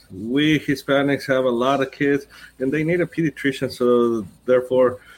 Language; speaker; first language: English; non-native, fluent; Spanish